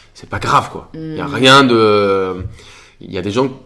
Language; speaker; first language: French; non-native, fluent; Spanish